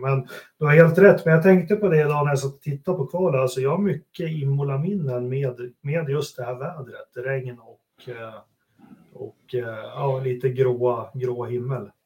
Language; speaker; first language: Swedish; native; Swedish